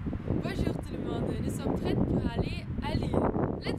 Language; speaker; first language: French; non-native, learner; Dutch